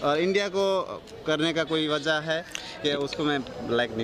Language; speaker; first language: Hindi; non-native, fluent; Bangla